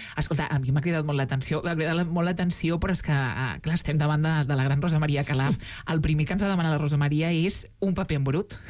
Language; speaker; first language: Catalan; native; Catalan